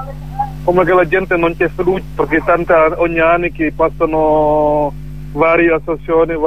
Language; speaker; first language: Italian; non-native, learner; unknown